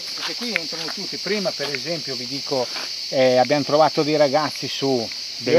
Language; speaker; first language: Italian; native; Italian